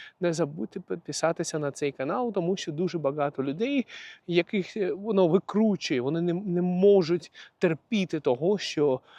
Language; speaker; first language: Ukrainian; non-native, local second language; Russian